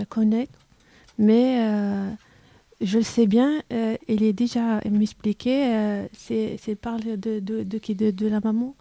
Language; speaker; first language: French; non-native, learner; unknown